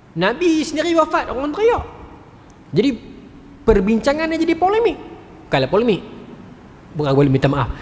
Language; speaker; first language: Malay; native; Malay